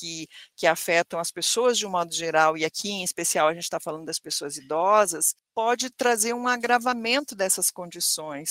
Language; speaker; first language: Portuguese; native; Portuguese